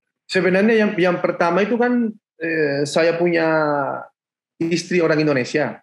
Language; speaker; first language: Indonesian; non-native, fluent; Spanish